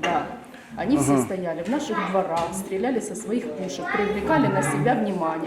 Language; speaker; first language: Russian; native; Russian